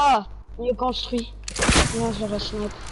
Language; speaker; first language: French; native; French